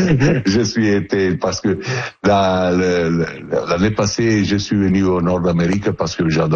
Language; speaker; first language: French; non-native, learner; Italian